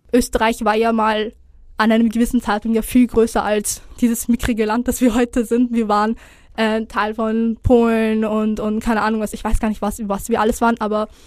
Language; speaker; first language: German; early bilingual, other home language; Somali